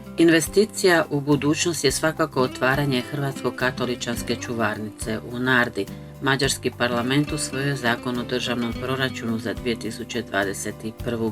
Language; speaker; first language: Bosnian; early bilingual, heritage; Croatian